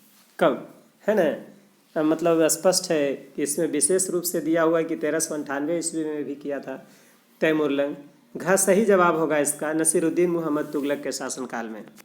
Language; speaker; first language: Hindi; non-native, local second language; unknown